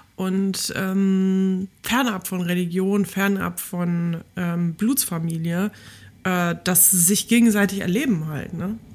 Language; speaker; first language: German; early bilingual, other home language; Polish